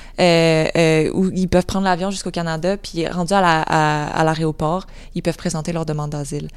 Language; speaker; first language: French; native; French